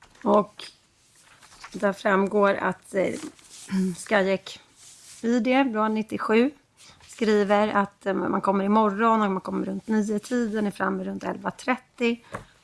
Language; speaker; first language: Swedish; native; Swedish